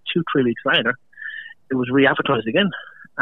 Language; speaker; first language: English; native; English